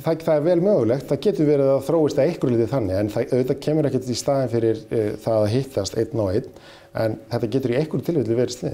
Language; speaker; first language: Icelandic; native; Icelandic